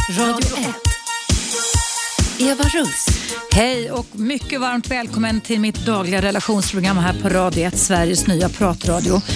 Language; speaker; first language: Swedish; native; Swedish